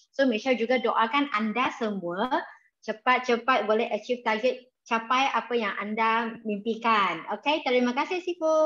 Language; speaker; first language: Malay; non-native, local second language; Chinese